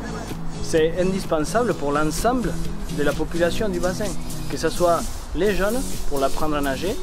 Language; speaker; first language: French; native; French